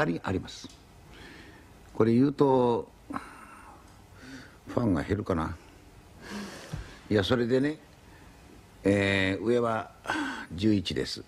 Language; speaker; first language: Japanese; native; Japanese